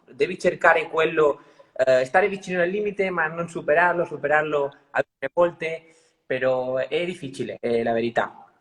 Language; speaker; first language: Italian; non-native, fluent; Spanish